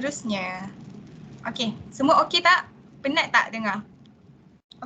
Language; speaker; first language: Malay; native; Malay